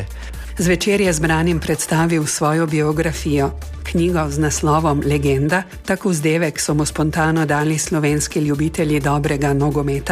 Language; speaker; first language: Slovenian; native; Slovenian